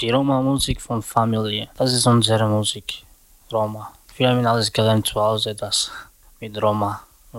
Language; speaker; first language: German; non-native, learner; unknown